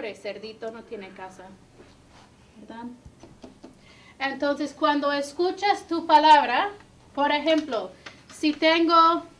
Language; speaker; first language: Spanish; non-native, fluent; English